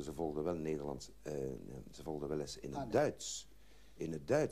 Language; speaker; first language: Dutch; native; Dutch